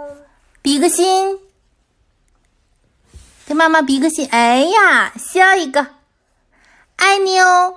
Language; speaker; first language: Chinese; native; Chinese